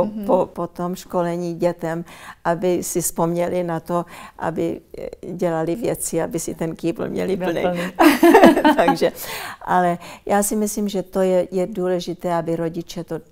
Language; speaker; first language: Czech; early bilingual, heritage; Czech